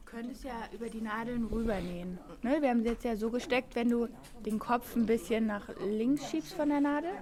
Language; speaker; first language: German; native; German